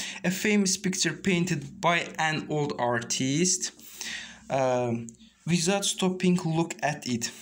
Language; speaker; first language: English; non-native, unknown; Azerbaijani